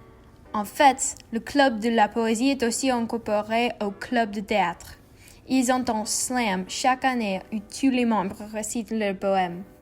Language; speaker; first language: French; non-native, learner; English